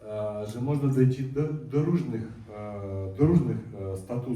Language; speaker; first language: Polish; non-native, learner; Russian